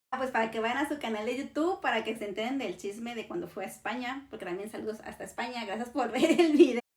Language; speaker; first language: Spanish; native; Spanish